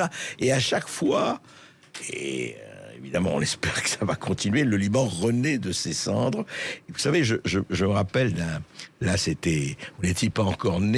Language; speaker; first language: French; native; French